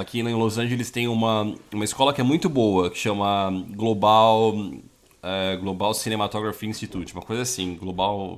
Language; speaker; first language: Portuguese; native; Portuguese